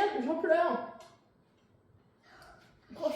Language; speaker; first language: French; native; French